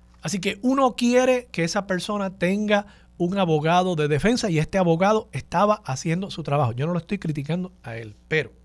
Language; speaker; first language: Spanish; native; Spanish